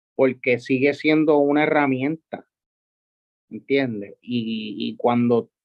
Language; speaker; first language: Spanish; native; Spanish